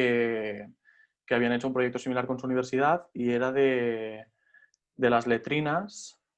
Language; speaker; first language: Spanish; native; Spanish